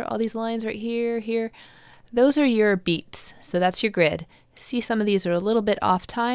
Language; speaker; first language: English; native; English